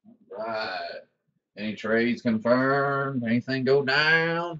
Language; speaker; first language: English; native; English